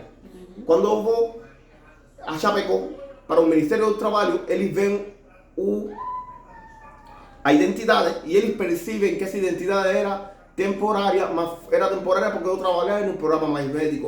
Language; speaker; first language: Portuguese; non-native, learner; Spanish